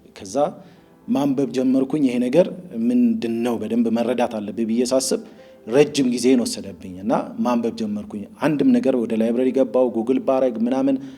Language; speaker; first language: Amharic; native; Amharic